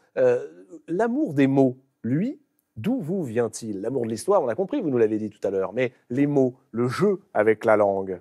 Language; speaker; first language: French; native; French